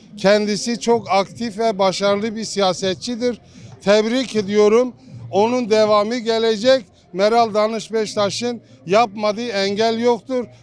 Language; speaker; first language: Turkish; non-native, local second language; Kurdish